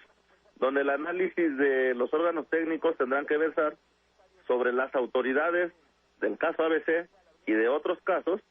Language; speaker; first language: Spanish; native; Spanish